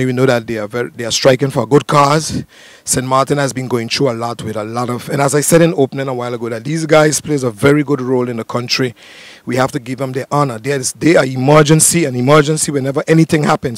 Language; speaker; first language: English; native; English